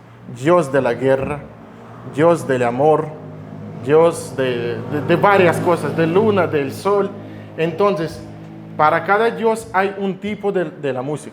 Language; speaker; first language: Spanish; non-native, fluent; Russian